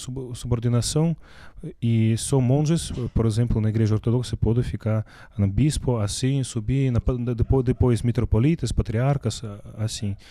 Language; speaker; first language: Portuguese; non-native, learner; Russian